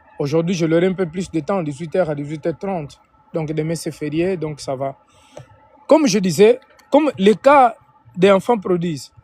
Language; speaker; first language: French; non-native, fluent; Portuguese